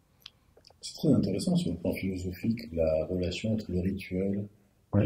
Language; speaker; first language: French; native; French